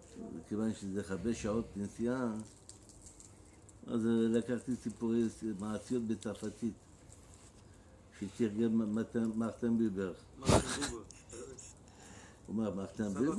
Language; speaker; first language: Hebrew; non-native, fluent; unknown